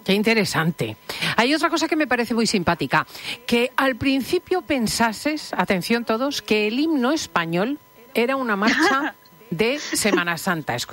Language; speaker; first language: Spanish; native; Spanish